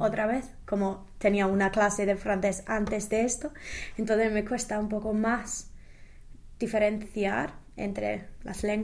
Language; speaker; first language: Spanish; non-native, fluent; English